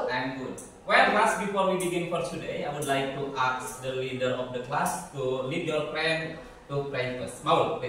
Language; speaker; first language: English; non-native, fluent; Indonesian